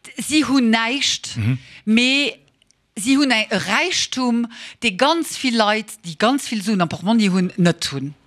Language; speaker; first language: Luxembourgish; early bilingual, heritage; Luxembourgish